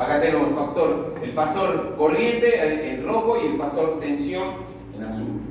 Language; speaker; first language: Spanish; native; Spanish